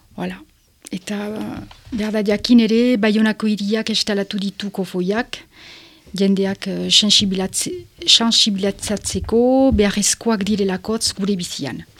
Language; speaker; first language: Basque; non-native, local second language; French